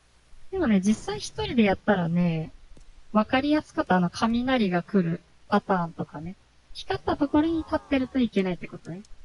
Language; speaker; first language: Japanese; native; Japanese